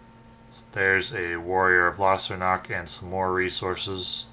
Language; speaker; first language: English; native; English